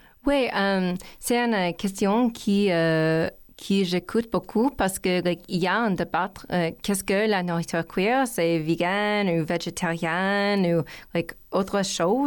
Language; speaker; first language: French; non-native, learner; English